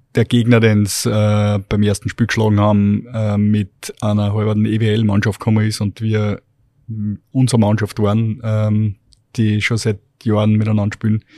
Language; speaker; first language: German; native; German